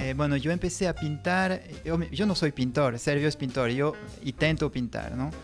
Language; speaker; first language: Spanish; non-native, fluent; French